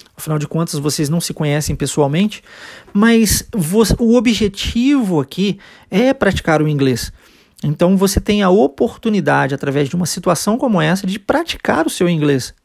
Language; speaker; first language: Portuguese; early bilingual, heritage; Portuguese